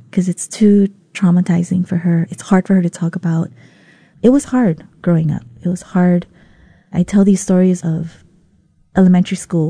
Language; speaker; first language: English; non-native, local second language; Vietnamese